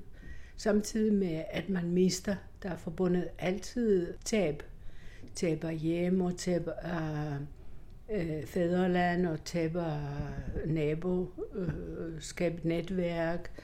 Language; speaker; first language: Danish; non-native, fluent; Greek